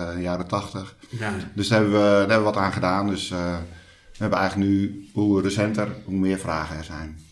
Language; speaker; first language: Dutch; native; Dutch